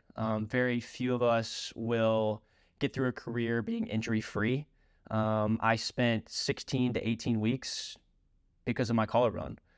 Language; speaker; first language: English; native; English